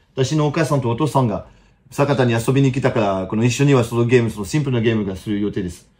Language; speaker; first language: Japanese; non-native, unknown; French